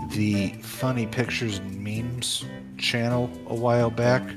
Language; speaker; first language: English; native; English